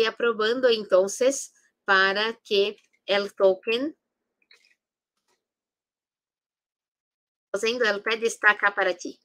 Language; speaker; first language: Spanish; non-native, fluent; Portuguese